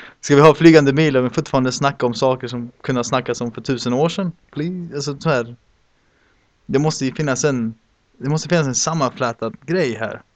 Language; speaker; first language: Swedish; early bilingual, other home language; Spanish